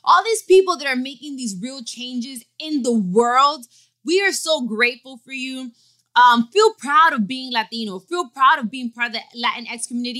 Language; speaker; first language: English; early bilingual, other home language; Spanish